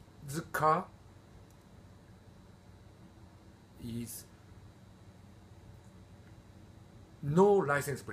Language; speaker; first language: English; non-native, learner; Japanese